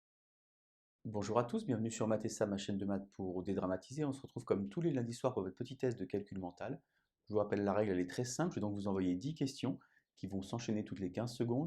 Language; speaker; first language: French; native; French